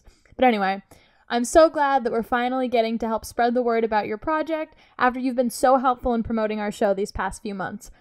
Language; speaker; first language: English; native; English